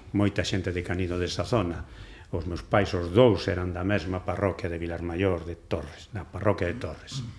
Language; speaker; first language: Galician; non-native, local second language; Spanish